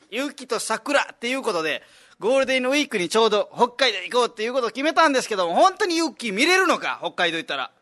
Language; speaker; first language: Japanese; native; Japanese